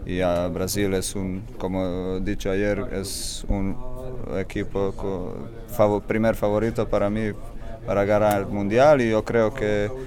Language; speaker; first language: Spanish; non-native, fluent; Croatian